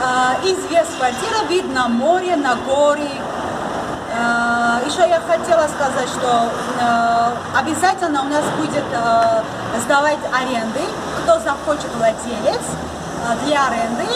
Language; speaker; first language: Russian; non-native, learner; Georgian